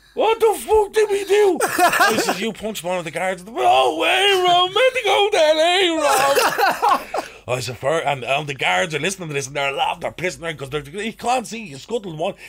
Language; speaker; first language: English; native; English